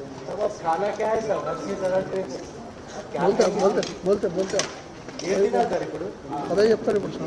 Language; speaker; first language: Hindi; non-native, local second language; Telugu